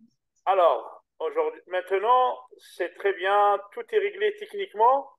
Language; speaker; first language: French; native; French